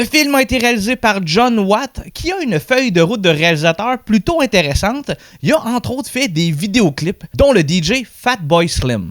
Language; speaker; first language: French; native; French